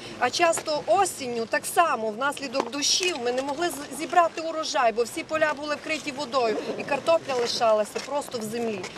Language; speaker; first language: Ukrainian; native; Ukrainian